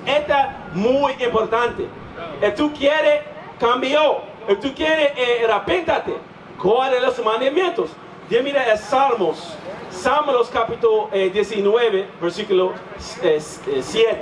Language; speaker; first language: Spanish; non-native, learner; English